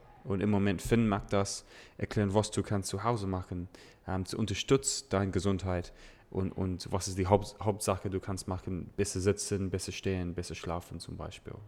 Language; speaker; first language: German; non-native, learner; English